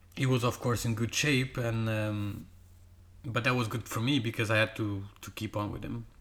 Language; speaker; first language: English; non-native, fluent; Portuguese